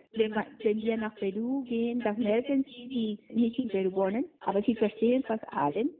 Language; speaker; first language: German; non-native, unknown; Spanish